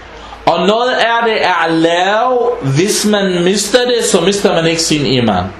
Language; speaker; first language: Danish; early bilingual, other home language; Arabic